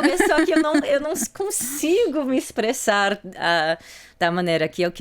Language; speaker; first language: Portuguese; early bilingual, heritage; English